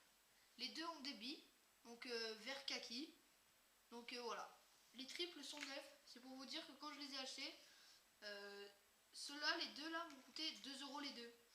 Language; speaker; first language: French; native; French